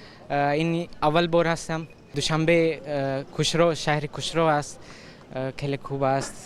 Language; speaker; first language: Persian; non-native, learner; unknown